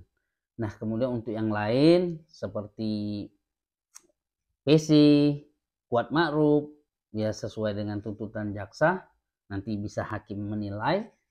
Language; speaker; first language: Indonesian; native; Indonesian